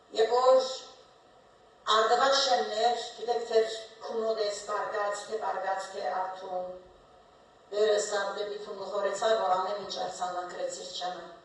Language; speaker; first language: Armenian; early bilingual, heritage; Armenian